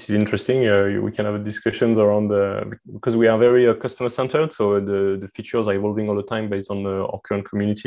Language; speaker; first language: English; non-native, fluent; French